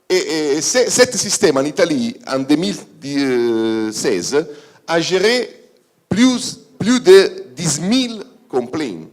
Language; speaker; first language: French; non-native, fluent; Italian